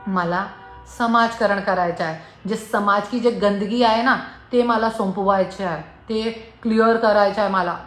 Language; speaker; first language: Marathi; non-native, local second language; Hindi